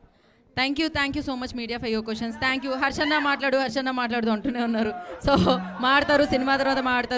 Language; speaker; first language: Telugu; native; Telugu